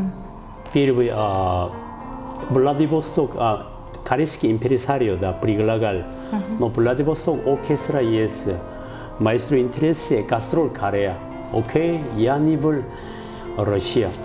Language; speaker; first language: Russian; non-native, learner; Korean